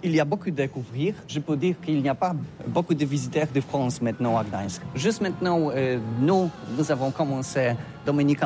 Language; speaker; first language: French; non-native, learner; Polish